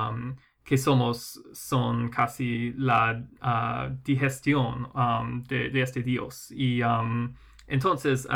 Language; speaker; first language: Spanish; non-native, fluent; English